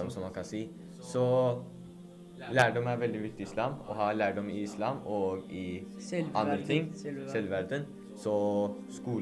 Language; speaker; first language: Norwegian; early bilingual, other home language; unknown